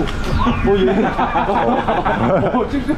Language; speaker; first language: Thai; non-native, learner; Korean